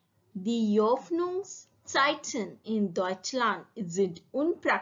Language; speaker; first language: German; non-native, learner; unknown